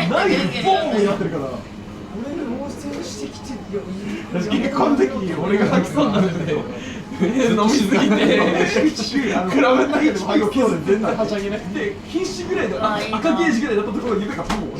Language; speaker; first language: Japanese; native; Japanese